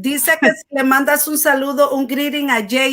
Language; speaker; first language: Spanish; native; Spanish